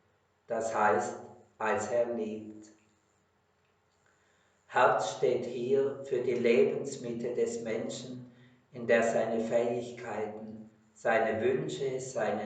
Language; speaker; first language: German; native; German